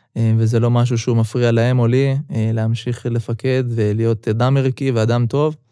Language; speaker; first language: Hebrew; early bilingual, other home language; Russian